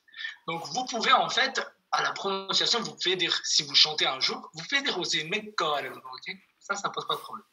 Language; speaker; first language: French; non-native, fluent; Kurdish